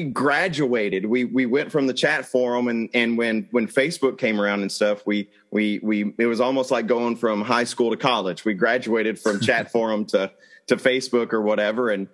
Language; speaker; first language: English; native; English